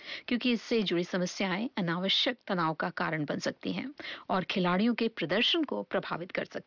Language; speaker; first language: Hindi; native; Hindi